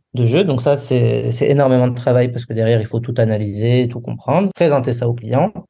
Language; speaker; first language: French; non-native, local second language; Arabic